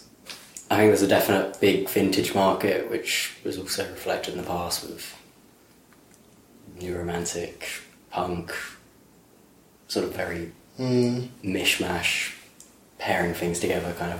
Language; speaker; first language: English; native; English